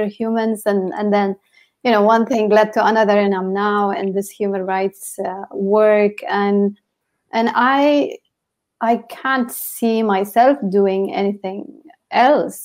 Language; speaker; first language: English; non-native, fluent; Arabic